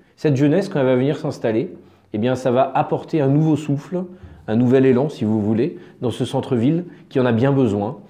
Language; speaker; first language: French; native; French